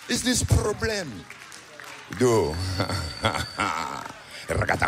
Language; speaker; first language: English; non-native, learner; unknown